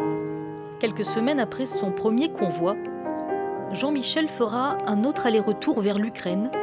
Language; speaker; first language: French; native; French